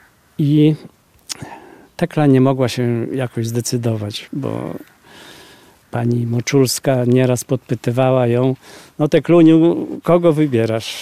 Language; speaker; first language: Polish; native; Polish